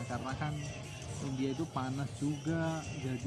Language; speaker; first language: Indonesian; non-native, fluent; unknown